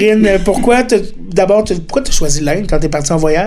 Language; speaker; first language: French; native; French